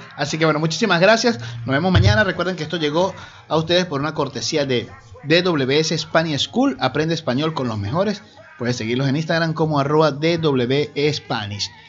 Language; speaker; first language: Spanish; native; Spanish